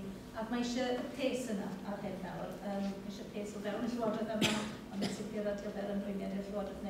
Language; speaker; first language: Welsh; native; Welsh